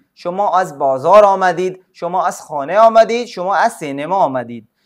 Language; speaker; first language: Persian; non-native, fluent; Urdu